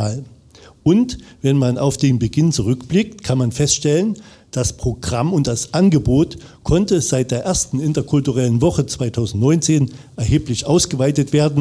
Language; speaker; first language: German; native; German